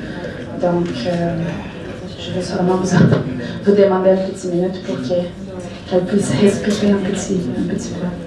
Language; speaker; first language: French; non-native, fluent; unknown